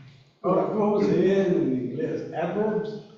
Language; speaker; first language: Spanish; non-native, learner; English